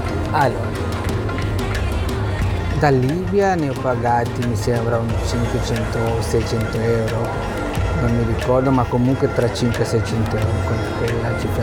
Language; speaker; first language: Italian; non-native, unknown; Bangla